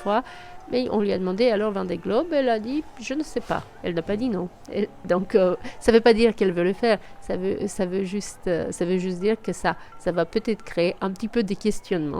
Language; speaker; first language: French; native; French